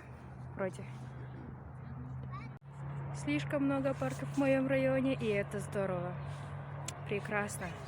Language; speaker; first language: Russian; non-native, local second language; Kyrgyz